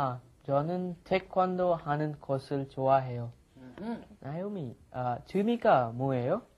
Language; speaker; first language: Korean; non-native, learner; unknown